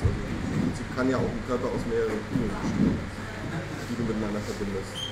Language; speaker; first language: German; native; German